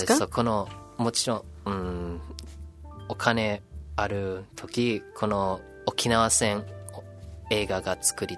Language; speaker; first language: Japanese; non-native, learner; English